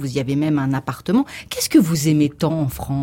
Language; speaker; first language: French; native; French